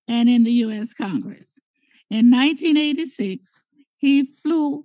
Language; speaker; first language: English; native; English